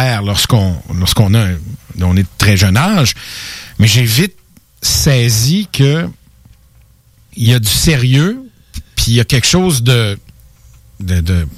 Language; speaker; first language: French; native; French